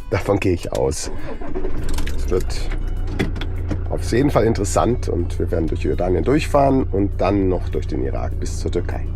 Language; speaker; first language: German; native; German